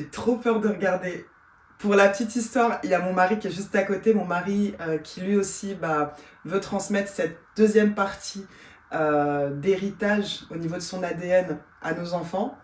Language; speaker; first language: French; native; French